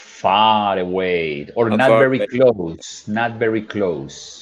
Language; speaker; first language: English; non-native, fluent; Spanish